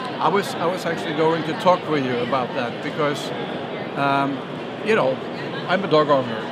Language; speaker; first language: English; non-native, fluent; Norwegian